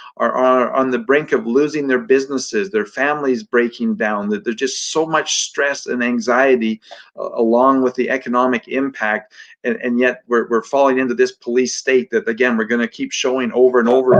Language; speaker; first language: English; native; English